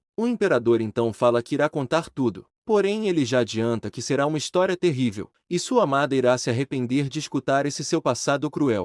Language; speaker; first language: Portuguese; native; Portuguese